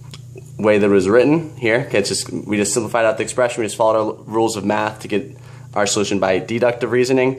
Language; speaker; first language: English; native; English